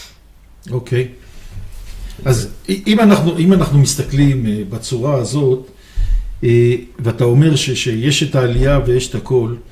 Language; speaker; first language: Hebrew; native; Hebrew